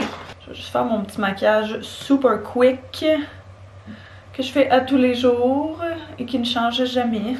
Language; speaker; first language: French; native; French